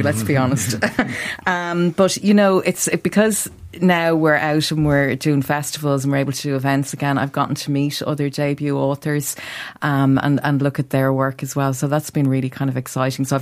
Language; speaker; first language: English; native; English